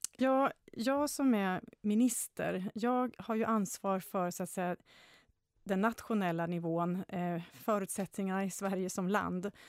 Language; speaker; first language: Swedish; native; Swedish